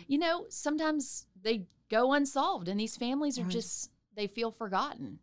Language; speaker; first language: English; native; English